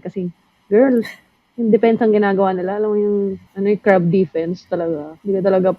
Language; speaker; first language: Filipino; native; Filipino